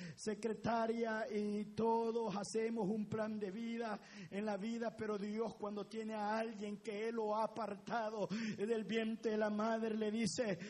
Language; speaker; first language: Spanish; native; Spanish